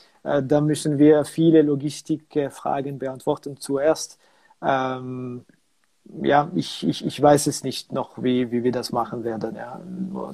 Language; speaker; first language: German; non-native, local second language; French